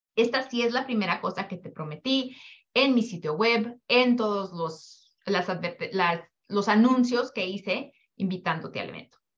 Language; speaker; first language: Spanish; early bilingual, heritage; Spanish